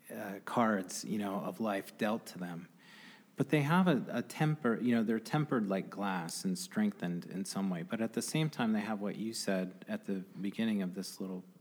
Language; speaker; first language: English; native; English